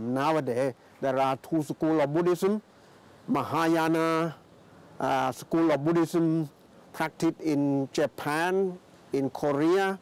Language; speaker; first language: English; non-native, fluent; Thai